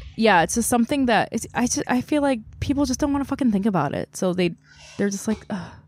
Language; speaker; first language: English; non-native, fluent; Korean